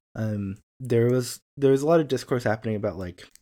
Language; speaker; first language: English; native; English